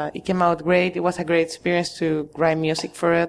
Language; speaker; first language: English; non-native, fluent; Spanish